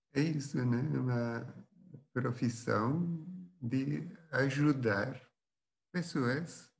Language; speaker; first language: Portuguese; non-native, fluent; Dutch